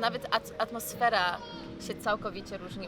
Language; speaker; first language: Polish; early bilingual, heritage; English